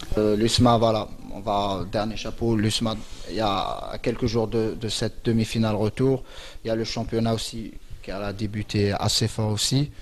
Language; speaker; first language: French; non-native, local second language; Arabic